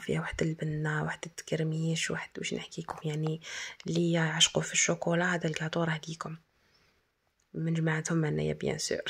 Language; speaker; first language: Arabic; native; Arabic